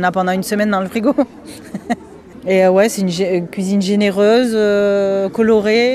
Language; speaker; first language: French; early bilingual, other home language; Spanish